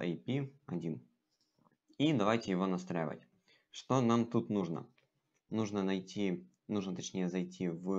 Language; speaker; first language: Russian; native; Russian